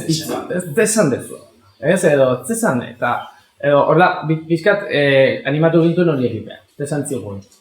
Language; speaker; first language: Basque; native; Basque